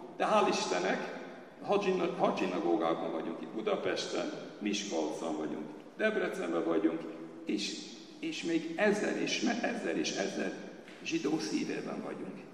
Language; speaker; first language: Hungarian; early bilingual, heritage; Hungarian